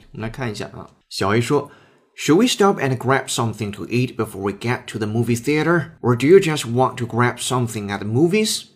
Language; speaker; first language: English; non-native, fluent; Chinese